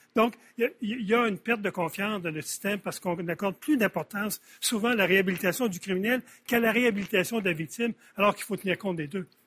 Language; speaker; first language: French; native; French